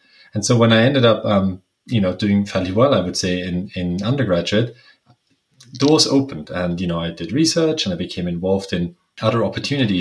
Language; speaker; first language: English; non-native, fluent; German